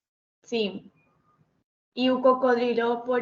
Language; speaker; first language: Portuguese; non-native, learner; Spanish